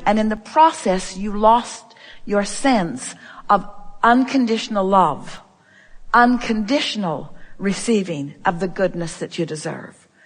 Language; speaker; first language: English; native; English